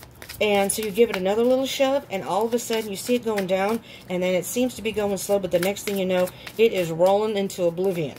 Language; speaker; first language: English; native; English